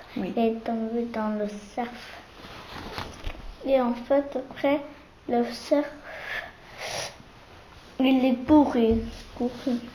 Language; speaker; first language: French; non-native, learner; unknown